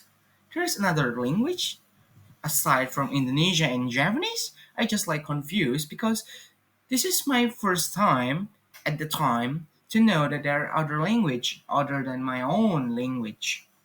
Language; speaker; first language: English; non-native, fluent; Indonesian